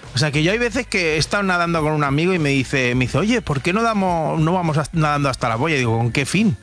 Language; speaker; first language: Spanish; native; Spanish